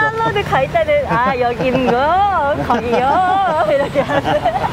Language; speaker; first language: Korean; non-native, fluent; Thai